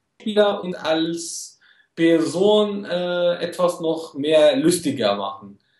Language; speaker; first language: German; non-native, fluent; Arabic